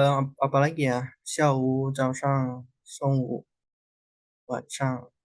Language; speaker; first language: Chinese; non-native, fluent; Indonesian